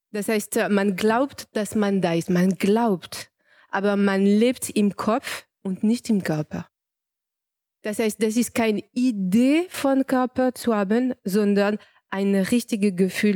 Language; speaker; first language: German; non-native, fluent; French